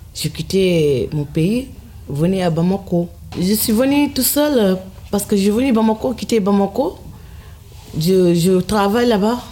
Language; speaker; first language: French; non-native, local second language; Fula